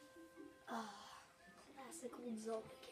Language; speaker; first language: English; native; English